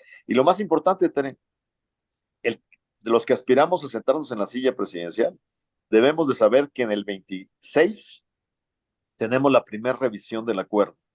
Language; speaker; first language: Spanish; native; Spanish